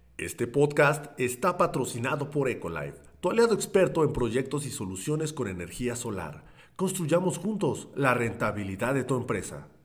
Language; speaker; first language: Spanish; native; Spanish